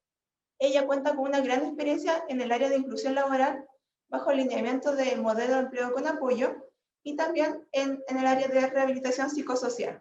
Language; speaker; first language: Spanish; native; Spanish